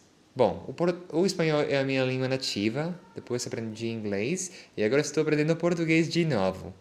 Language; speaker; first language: Portuguese; non-native, fluent; Spanish